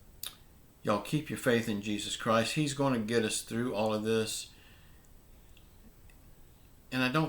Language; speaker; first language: English; native; English